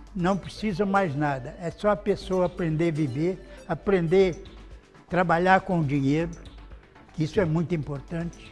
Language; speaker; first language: Portuguese; native; Portuguese